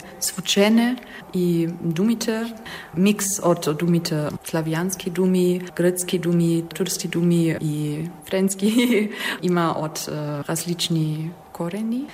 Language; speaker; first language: Bulgarian; non-native, learner; German